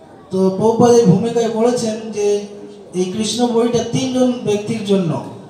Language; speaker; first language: English; non-native, local second language; Bangla